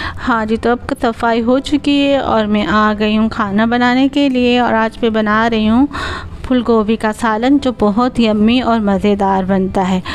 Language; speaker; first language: Urdu; native; Urdu